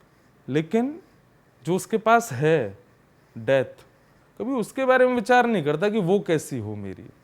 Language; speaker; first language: Hindi; native; Hindi